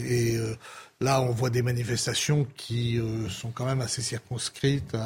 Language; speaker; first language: French; non-native, fluent; English